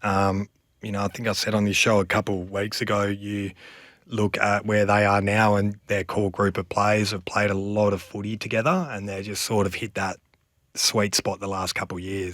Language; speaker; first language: English; native; English